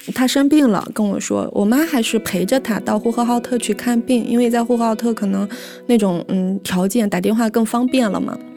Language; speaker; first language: Chinese; native; Chinese